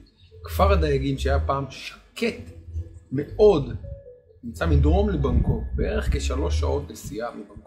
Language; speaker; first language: Hebrew; native; Hebrew